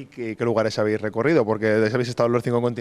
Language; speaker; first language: Spanish; native; Spanish